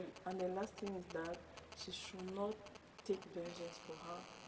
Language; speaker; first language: English; non-native, local second language; French